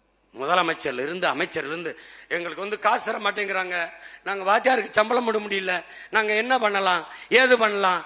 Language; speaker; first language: Tamil; native; Tamil